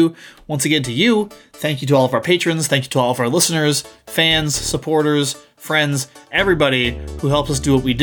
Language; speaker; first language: English; native; English